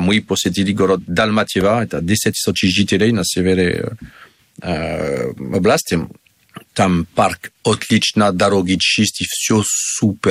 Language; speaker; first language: Russian; non-native, learner; French